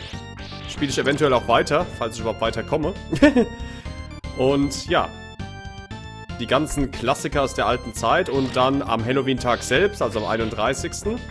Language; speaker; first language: German; native; German